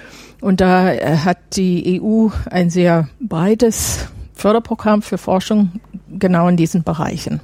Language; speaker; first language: German; non-native, fluent; English